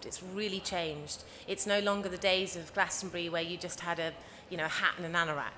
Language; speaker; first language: English; native; English